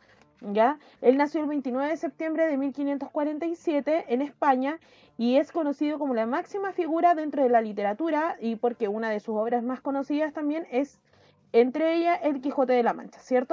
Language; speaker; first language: Spanish; native; Spanish